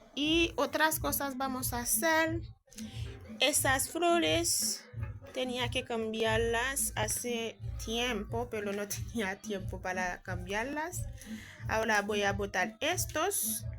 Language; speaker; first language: Spanish; non-native, fluent; Haitian Creole